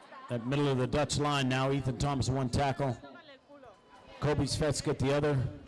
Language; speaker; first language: English; native; English